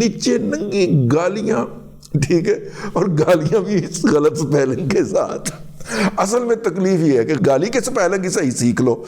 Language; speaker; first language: Urdu; native; Urdu